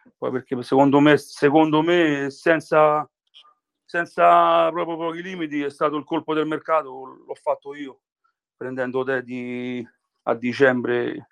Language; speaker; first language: Italian; native; Italian